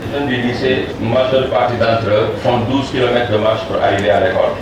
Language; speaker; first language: French; non-native, local second language; Wolof